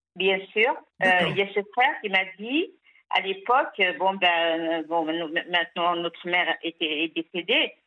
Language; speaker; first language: French; non-native, local second language; Kabyle